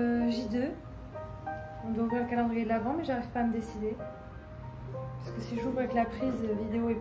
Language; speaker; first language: French; native; French